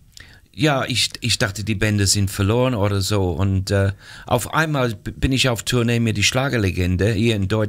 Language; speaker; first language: German; non-native, fluent; English